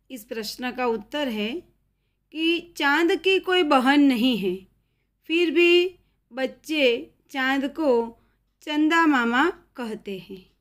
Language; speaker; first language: Hindi; non-native, local second language; Gujarati